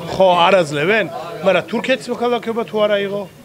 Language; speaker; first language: Turkish; non-native, learner; Georgian